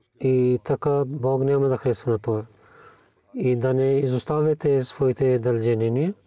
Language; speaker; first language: Bulgarian; non-native, learner; Urdu